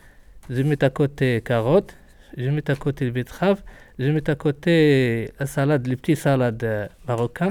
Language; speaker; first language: French; non-native, learner; Arabic